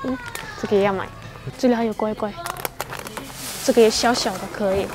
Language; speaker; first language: Chinese; non-native, fluent; Turkish